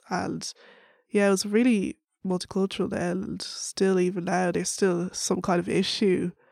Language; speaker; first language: English; native; English